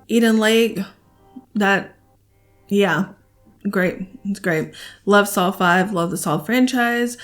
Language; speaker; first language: English; native; English